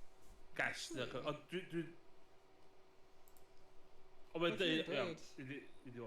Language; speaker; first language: Welsh; native; Welsh